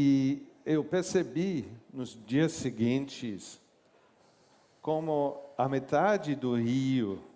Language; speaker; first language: Portuguese; non-native, learner; English